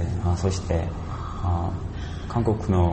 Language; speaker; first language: Japanese; non-native, learner; Korean